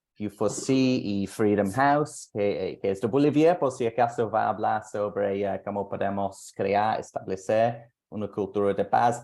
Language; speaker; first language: Spanish; non-native, fluent; English